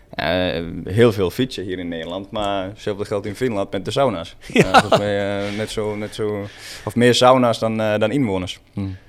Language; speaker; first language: Dutch; non-native, fluent; Swedish